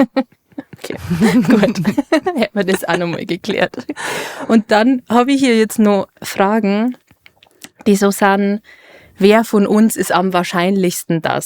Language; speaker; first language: German; native; German